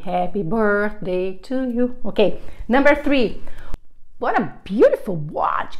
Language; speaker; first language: English; non-native, fluent; Portuguese